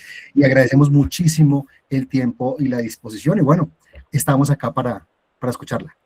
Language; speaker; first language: Spanish; native; Spanish